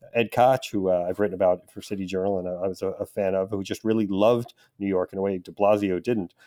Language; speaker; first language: English; native; English